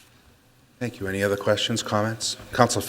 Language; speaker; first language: English; native; English